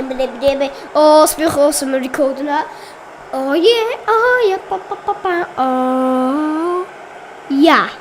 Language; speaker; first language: Welsh; native; Welsh